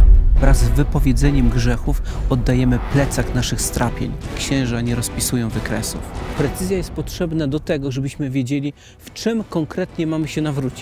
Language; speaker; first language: Polish; native; Polish